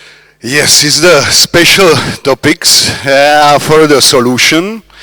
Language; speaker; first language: English; non-native, learner; Czech